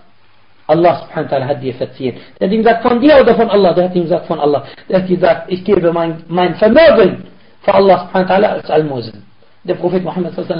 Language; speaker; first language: German; non-native, fluent; Arabic